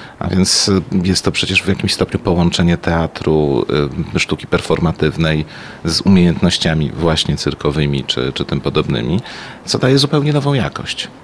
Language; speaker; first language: Polish; native; Polish